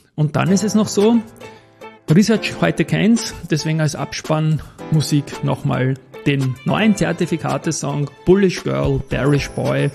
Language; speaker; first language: German; native; German